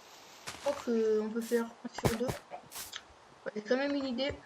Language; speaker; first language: French; native; French